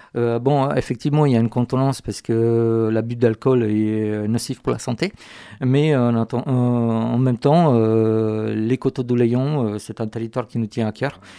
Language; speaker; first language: French; non-native, fluent; Romanian